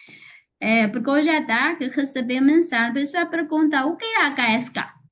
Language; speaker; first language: Portuguese; non-native, fluent; Chinese